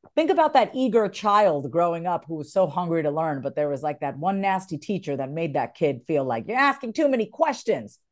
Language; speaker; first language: English; native; English